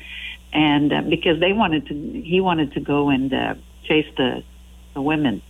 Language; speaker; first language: English; non-native, fluent; French